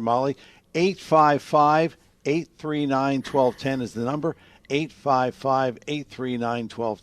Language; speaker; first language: English; native; English